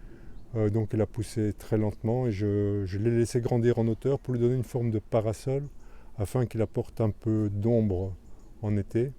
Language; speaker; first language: French; native; French